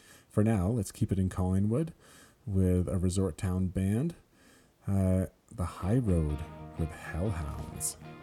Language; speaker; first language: English; native; English